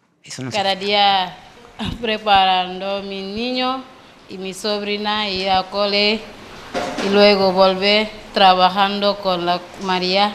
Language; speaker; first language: Spanish; non-native, learner; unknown